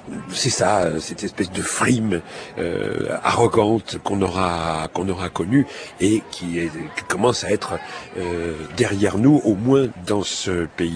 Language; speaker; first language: French; native; French